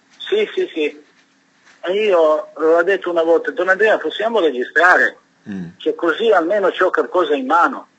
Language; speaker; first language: Italian; non-native, learner; Serbian